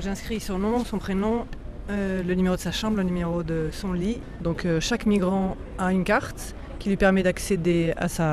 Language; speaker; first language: French; native; French